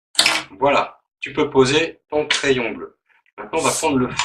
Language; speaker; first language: French; native; French